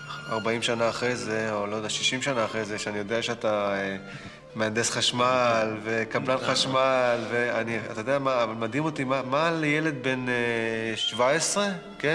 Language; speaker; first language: Hebrew; native; Hebrew